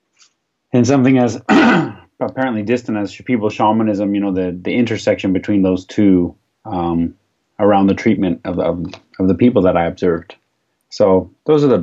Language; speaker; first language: English; native; English